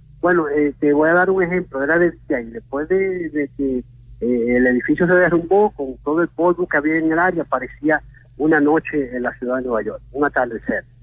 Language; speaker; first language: Spanish; early bilingual, heritage; Spanish